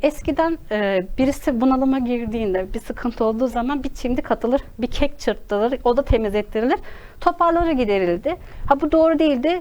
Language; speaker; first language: Turkish; native; Turkish